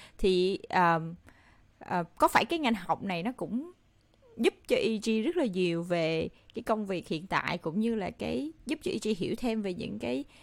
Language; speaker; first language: Vietnamese; native; Vietnamese